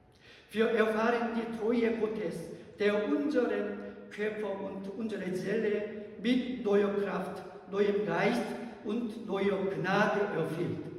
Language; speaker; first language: German; non-native, learner; Korean